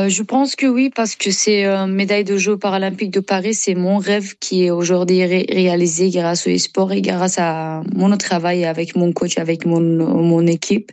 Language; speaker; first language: French; non-native, learner; Persian